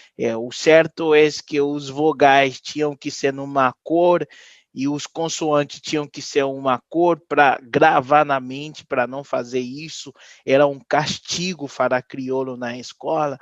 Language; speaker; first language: Portuguese; non-native, fluent; Haitian Creole